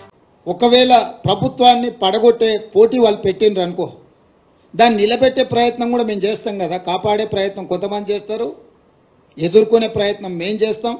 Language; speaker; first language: Telugu; native; Telugu